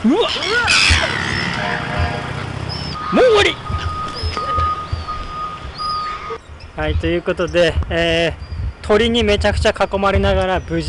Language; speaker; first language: Japanese; native; Japanese